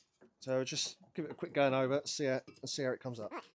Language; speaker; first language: English; native; English